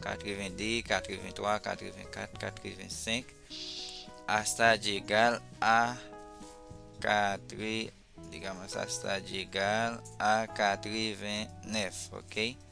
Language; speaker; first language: Spanish; non-native, fluent; Haitian Creole